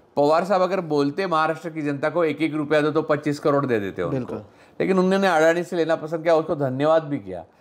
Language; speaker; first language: Hindi; non-native, local second language; Marathi